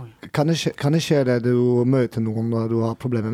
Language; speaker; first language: Norwegian; non-native, learner; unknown